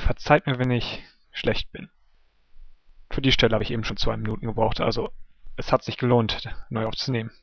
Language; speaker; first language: German; native; German